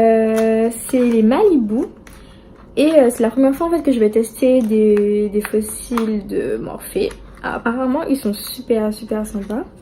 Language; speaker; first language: French; native; French